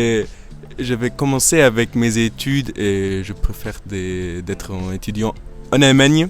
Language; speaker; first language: French; non-native, fluent; German